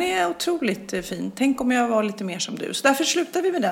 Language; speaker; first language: Swedish; native; Swedish